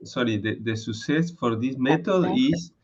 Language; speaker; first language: English; non-native, learner; Spanish